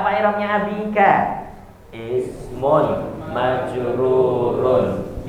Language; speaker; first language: Arabic; non-native, fluent; Indonesian